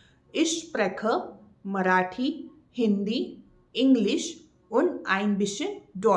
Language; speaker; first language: German; non-native, fluent; Marathi